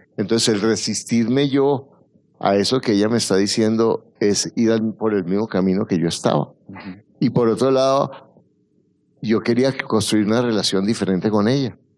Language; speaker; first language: Spanish; native; Spanish